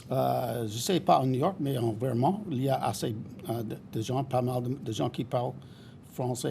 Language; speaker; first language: French; non-native, fluent; English